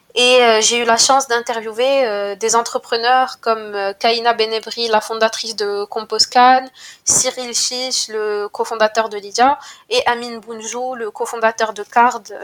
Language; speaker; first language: French; non-native, local second language; Arabic